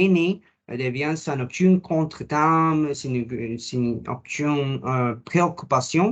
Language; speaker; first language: French; non-native, learner; Spanish